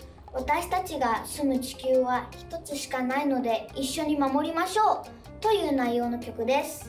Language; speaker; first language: Japanese; early bilingual, other home language; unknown